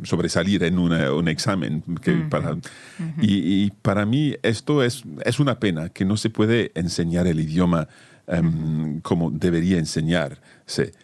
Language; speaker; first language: Spanish; non-native, fluent; English